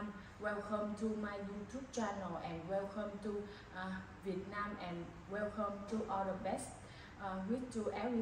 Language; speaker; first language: English; non-native, learner; Vietnamese